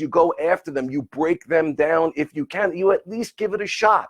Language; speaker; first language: English; native; English